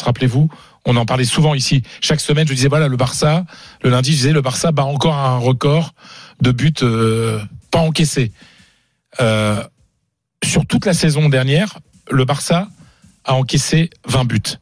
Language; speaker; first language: French; native; French